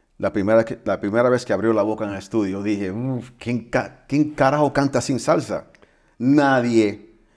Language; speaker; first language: Spanish; early bilingual, heritage; Spanish